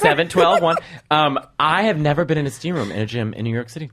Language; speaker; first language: English; native; English